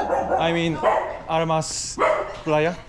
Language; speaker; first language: English; non-native, learner; Korean